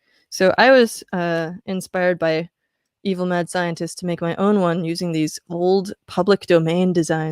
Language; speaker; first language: English; native; English